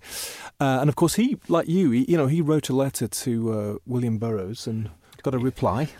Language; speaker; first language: English; native; English